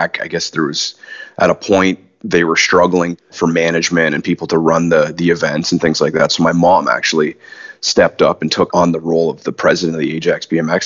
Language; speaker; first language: English; native; English